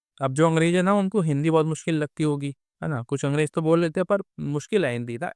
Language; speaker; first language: Hindi; native; Hindi